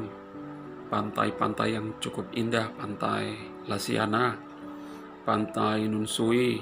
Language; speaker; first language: Indonesian; non-native, fluent; Persian